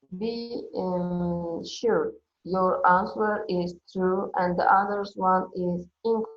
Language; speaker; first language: English; non-native, fluent; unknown